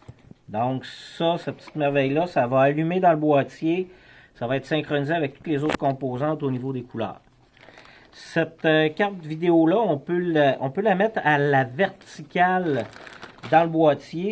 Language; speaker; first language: French; native; French